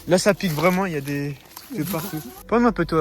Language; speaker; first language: French; native; French